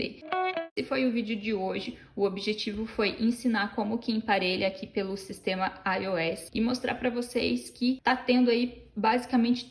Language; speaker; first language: Portuguese; native; Portuguese